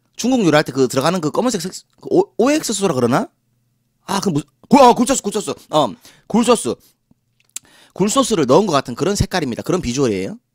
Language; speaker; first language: Korean; native; Korean